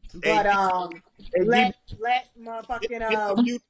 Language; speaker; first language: English; native; English